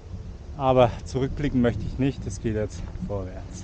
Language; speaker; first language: German; native; German